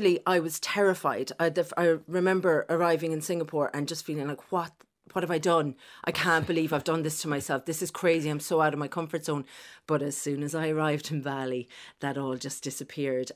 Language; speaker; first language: English; native; English